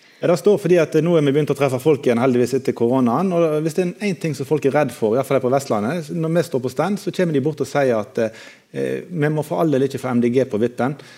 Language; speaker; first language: Norwegian; native; Norwegian